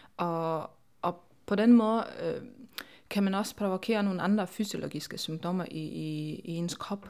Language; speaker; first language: Danish; non-native, fluent; Polish